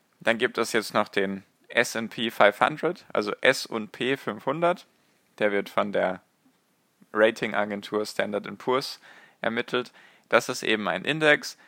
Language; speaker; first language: German; native; German